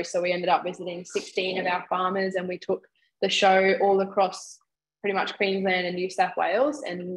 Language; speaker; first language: English; native; English